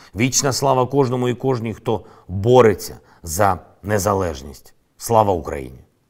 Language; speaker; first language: Ukrainian; non-native, local second language; Russian